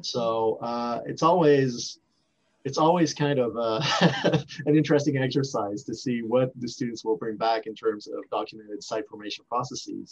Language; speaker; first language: English; non-native, fluent; French